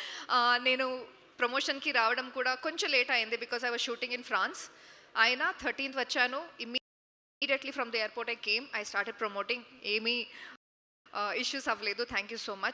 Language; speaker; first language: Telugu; non-native, local second language; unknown